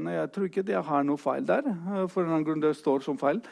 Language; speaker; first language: Norwegian; non-native, fluent; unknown